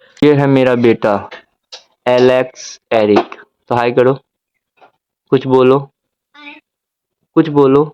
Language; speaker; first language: Hindi; native; Hindi